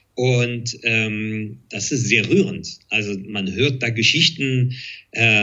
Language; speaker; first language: German; non-native, fluent; French